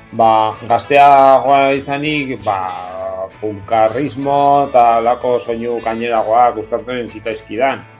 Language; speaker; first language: Basque; non-native, local second language; Spanish